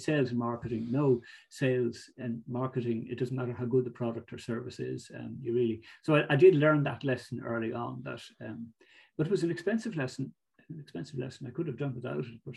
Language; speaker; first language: English; native; English